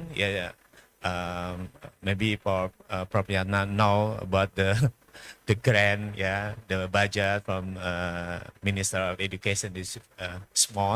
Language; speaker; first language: English; non-native, learner; Indonesian